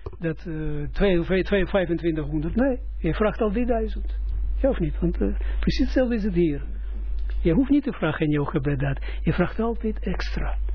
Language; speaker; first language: Dutch; non-native, fluent; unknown